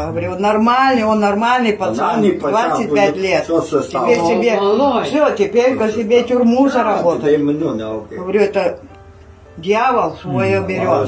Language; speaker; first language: Russian; non-native, local second language; Ukrainian